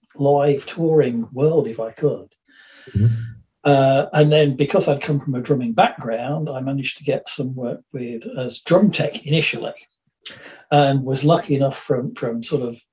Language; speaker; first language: English; native; English